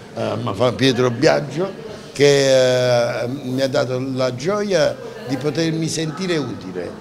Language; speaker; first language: Italian; native; Italian